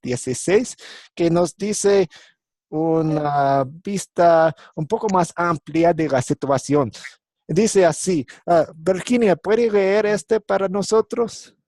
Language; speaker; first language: Spanish; non-native, fluent; English